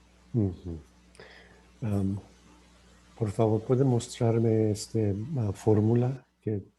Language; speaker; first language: Spanish; non-native, learner; English